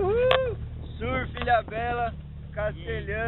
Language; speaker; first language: Portuguese; non-native, learner; French